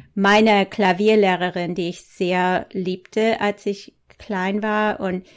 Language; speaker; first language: German; non-native, fluent; English